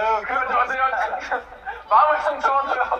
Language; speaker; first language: Korean; native; Korean